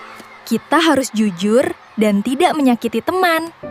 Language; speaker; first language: Indonesian; native; Indonesian